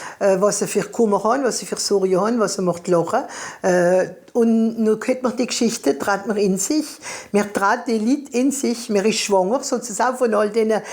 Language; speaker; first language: German; non-native, local second language; Swiss German